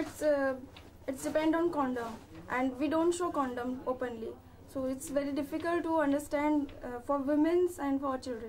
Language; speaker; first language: English; non-native, learner; Hindi